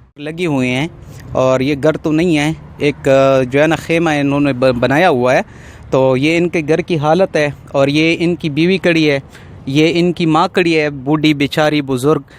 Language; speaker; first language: Urdu; non-native, local second language; Pashto